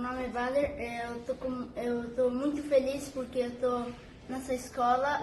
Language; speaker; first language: Portuguese; early bilingual, heritage; Portuguese